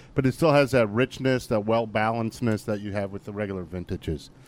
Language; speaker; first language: English; native; English